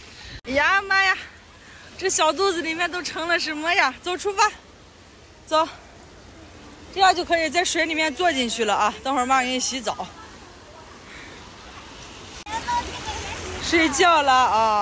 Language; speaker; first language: Chinese; native; Chinese